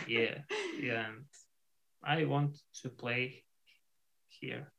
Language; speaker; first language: English; non-native, learner; Russian